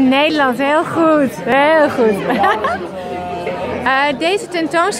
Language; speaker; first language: Dutch; non-native, fluent; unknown